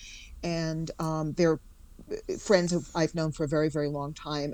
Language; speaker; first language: English; native; English